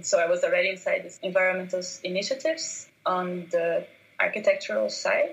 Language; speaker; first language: English; non-native, fluent; Portuguese